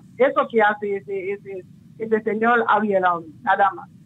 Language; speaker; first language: Spanish; non-native, local second language; Haitian Creole